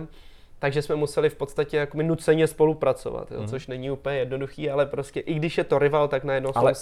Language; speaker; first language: Czech; native; Czech